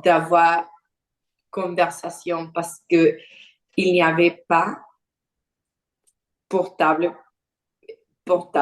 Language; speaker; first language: French; non-native, learner; Portuguese